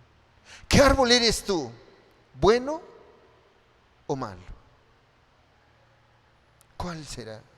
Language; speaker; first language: Spanish; native; Spanish